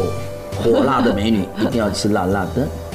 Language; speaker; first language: Chinese; native; Chinese